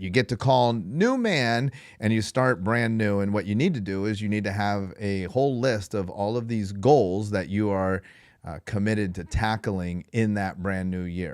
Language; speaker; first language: English; native; English